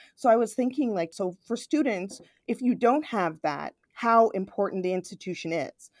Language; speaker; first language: English; native; English